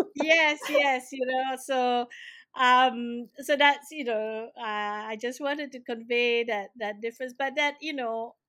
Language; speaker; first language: English; non-native, local second language; Malay